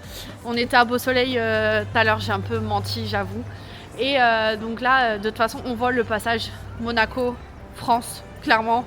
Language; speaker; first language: French; native; French